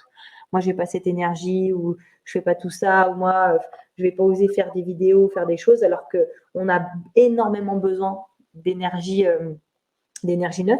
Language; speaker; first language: French; native; French